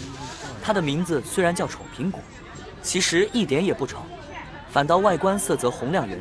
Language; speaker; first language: Chinese; native; Chinese